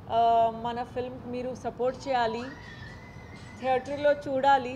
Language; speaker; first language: Telugu; non-native, fluent; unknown